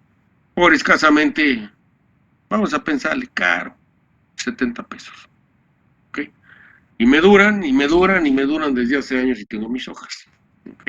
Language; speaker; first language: Spanish; native; Spanish